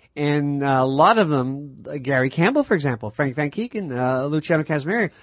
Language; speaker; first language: English; native; English